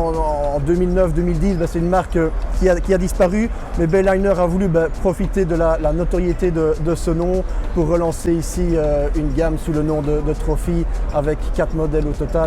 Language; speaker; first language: French; native; French